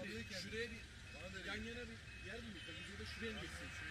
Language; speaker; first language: Turkish; native; Turkish